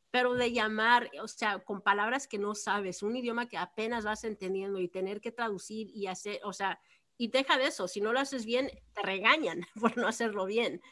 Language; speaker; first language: Spanish; early bilingual, heritage; Spanish